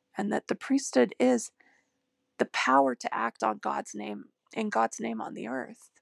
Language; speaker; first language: English; native; English